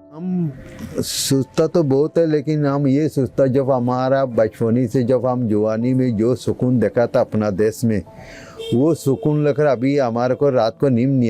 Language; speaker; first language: Hindi; non-native, learner; Rohingya